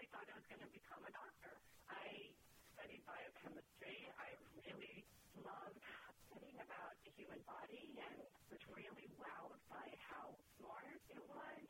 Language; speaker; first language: English; non-native, local second language; Filipino